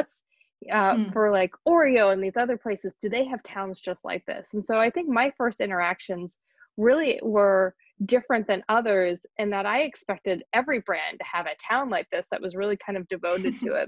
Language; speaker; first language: English; native; English